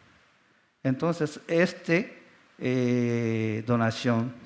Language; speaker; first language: Spanish; non-native, learner; Japanese